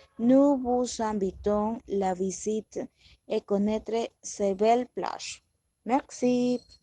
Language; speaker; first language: French; non-native, learner; Spanish